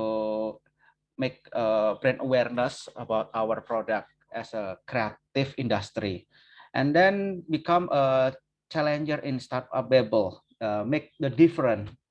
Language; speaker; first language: English; non-native, learner; Indonesian